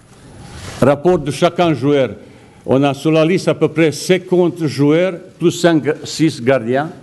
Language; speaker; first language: French; non-native, fluent; Bosnian